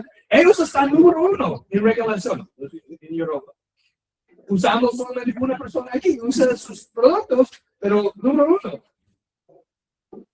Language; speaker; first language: Spanish; non-native, learner; English